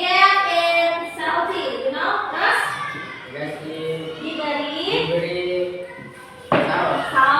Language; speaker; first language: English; non-native, learner; Indonesian